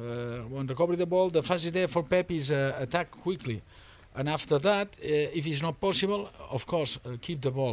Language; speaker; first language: English; non-native, learner; Spanish